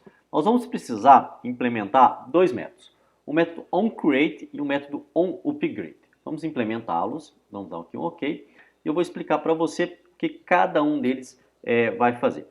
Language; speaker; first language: Portuguese; native; Portuguese